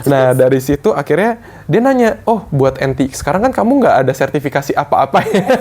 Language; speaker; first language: Indonesian; native; Indonesian